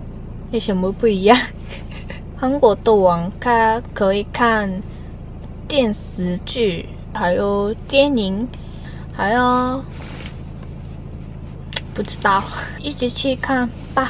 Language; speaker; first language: Chinese; non-native, learner; Korean